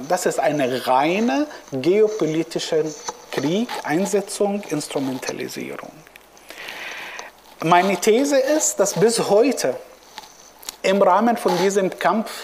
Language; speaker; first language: German; non-native, fluent; Arabic